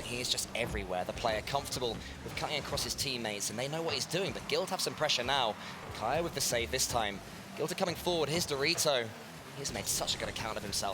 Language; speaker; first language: English; native; English